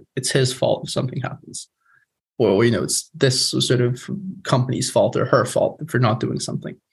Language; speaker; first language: English; non-native, fluent; Polish